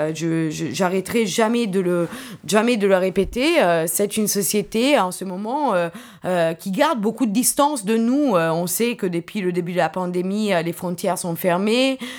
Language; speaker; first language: French; non-native, fluent; Italian